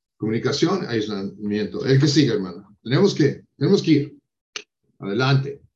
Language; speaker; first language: Spanish; non-native, fluent; English